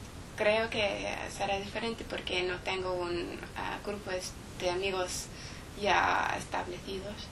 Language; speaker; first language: Spanish; non-native, learner; English